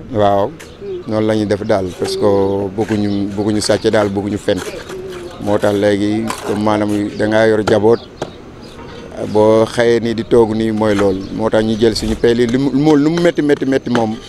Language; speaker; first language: Wolof; non-native, local second language; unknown